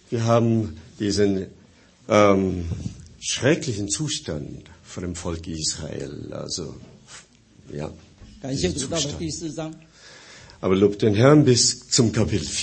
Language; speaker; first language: German; non-native, fluent; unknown